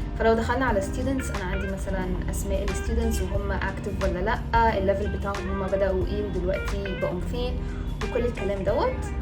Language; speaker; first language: Egyptian Arabic; native; Egyptian Arabic